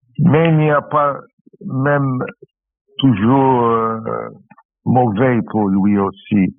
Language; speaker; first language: French; non-native, learner; English